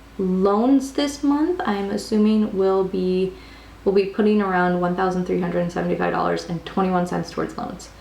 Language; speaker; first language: English; native; English